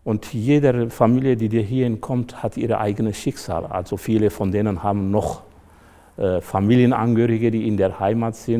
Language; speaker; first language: German; non-native, fluent; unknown